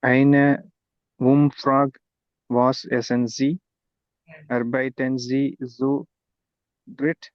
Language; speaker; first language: German; non-native, learner; Tamil